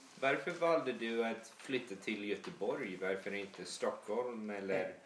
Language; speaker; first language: Swedish; early bilingual, heritage; English